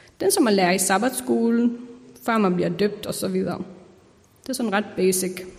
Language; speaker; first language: Danish; non-native, fluent; Icelandic